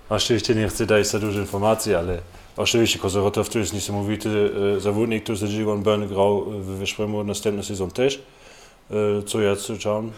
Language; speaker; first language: Polish; non-native, learner; German